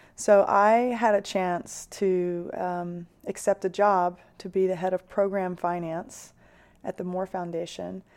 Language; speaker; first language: English; native; English